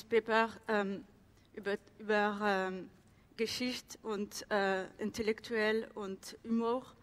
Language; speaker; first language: German; non-native, learner; French